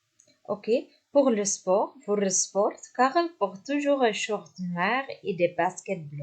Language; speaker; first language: French; non-native, fluent; Dutch